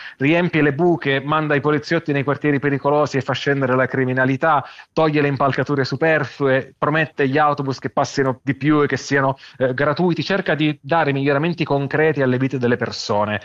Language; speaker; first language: Italian; native; Italian